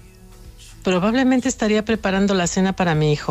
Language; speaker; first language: Spanish; native; Spanish